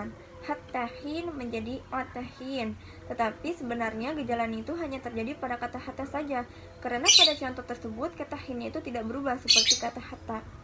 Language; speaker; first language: Indonesian; native; Indonesian